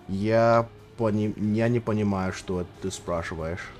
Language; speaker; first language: Russian; non-native, learner; English